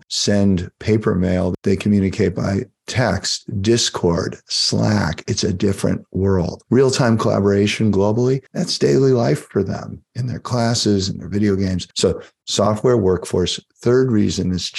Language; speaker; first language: English; native; English